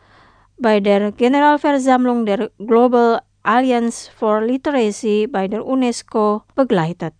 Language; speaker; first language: German; non-native, fluent; Indonesian